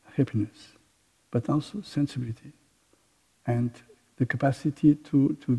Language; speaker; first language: English; non-native, fluent; Catalan